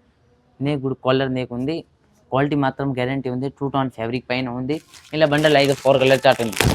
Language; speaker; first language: Telugu; non-native, local second language; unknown